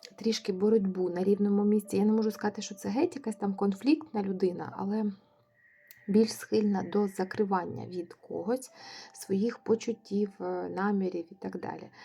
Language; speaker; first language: Ukrainian; non-native, local second language; Russian